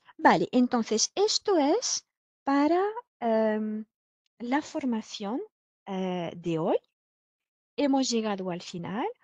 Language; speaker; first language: Spanish; non-native, fluent; French